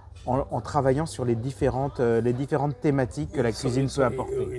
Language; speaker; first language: French; native; French